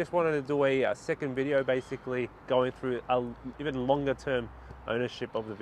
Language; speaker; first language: English; native; English